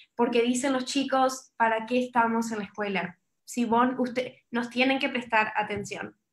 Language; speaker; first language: Spanish; early bilingual, heritage; Spanish